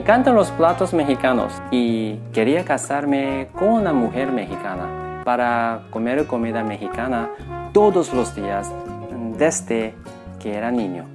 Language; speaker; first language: Spanish; non-native, fluent; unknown